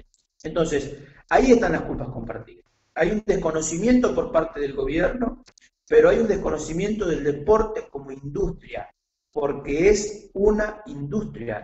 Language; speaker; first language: Spanish; native; Spanish